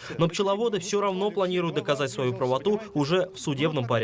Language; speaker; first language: Russian; native; Russian